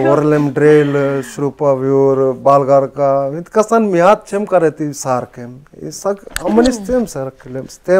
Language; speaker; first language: Armenian; non-native, learner; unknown